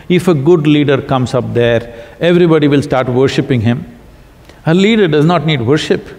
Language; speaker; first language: English; non-native, local second language; Kannada